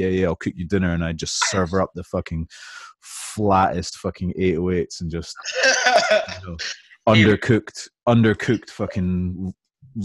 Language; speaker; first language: English; native; English